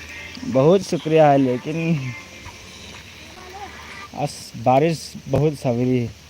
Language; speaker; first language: Hindi; non-native, local second language; Thado Chin